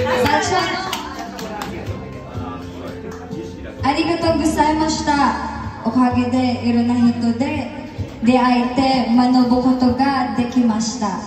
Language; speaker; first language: Japanese; non-native, learner; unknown